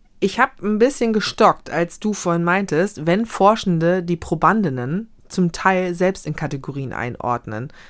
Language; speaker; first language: German; native; German